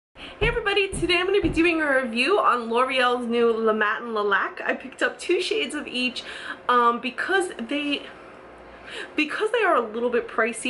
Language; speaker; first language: English; native; English